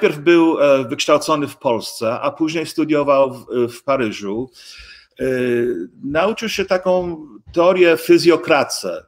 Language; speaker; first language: Polish; early bilingual, heritage; English